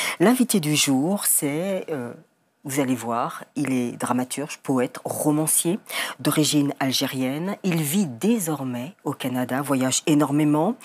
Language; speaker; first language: French; native; French